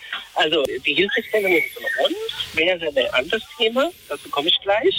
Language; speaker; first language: German; non-native, fluent; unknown